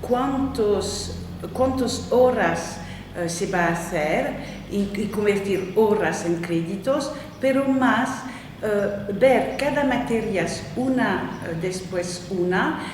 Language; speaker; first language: Spanish; non-native, fluent; French